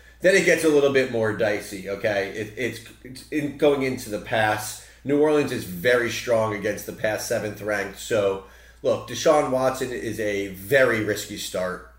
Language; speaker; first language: English; native; English